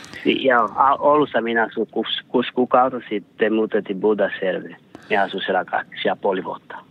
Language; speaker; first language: Finnish; non-native, learner; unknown